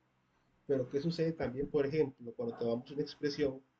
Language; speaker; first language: Spanish; native; Spanish